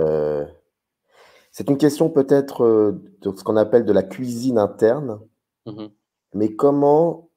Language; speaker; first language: French; native; French